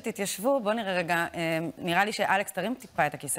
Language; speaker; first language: Hebrew; native; Hebrew